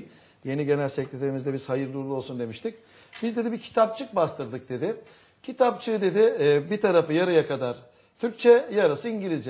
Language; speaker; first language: Turkish; native; Turkish